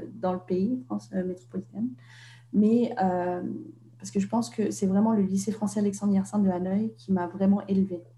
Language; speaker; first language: French; non-native, fluent; Vietnamese